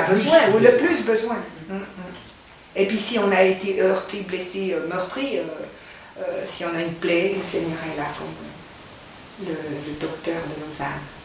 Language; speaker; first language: French; native; French